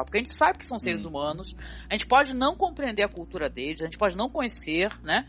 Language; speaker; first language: Portuguese; native; Portuguese